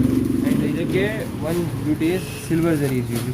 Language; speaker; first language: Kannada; non-native, local second language; Hindi